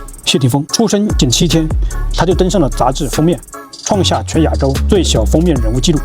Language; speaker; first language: Chinese; native; Chinese